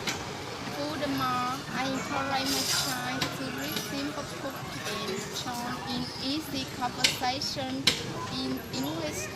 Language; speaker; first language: English; non-native, learner; Vietnamese